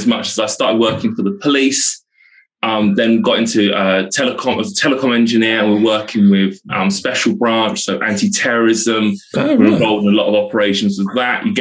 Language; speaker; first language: English; native; English